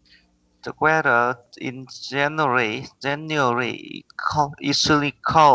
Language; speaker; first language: English; non-native, learner; Vietnamese